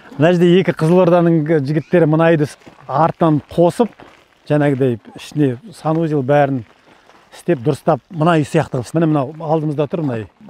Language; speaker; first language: Kazakh; native; Kazakh